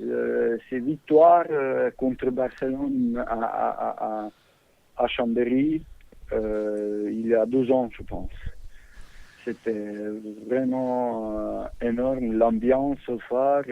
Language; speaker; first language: French; non-native, fluent; Bosnian